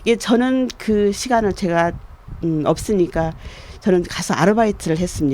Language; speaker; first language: Korean; native; Korean